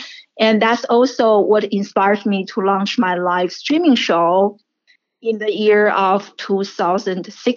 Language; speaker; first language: English; non-native, fluent; Chinese